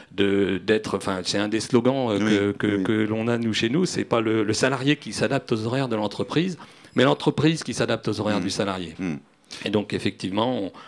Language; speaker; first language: French; native; French